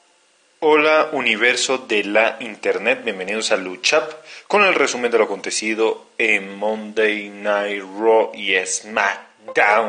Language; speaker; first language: Spanish; native; Spanish